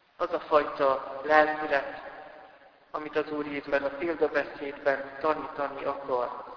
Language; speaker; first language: Hungarian; native; Hungarian